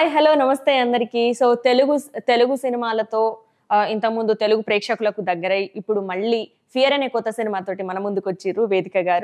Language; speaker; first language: Telugu; native; Telugu